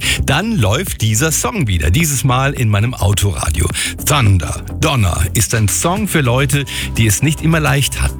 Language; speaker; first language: German; native; German